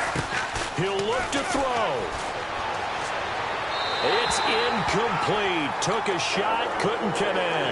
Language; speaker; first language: English; native; English